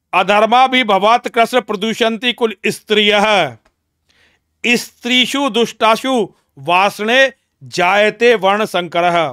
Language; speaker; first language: Hindi; native; Hindi